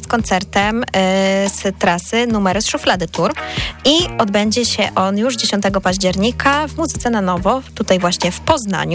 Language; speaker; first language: Polish; native; Polish